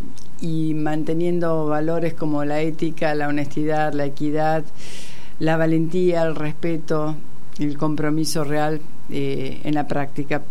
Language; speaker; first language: Spanish; native; Spanish